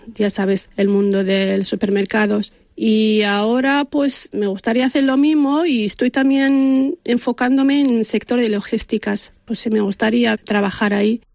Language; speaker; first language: Spanish; non-native, fluent; Arabic